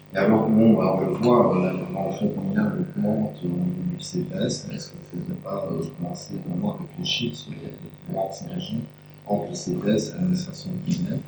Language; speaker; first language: French; native; French